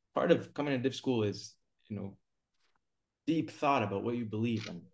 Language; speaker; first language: English; native; English